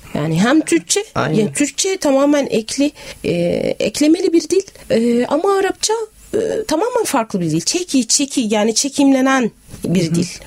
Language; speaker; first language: Turkish; non-native, fluent; Arabic